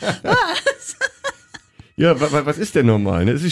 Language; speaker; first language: German; native; German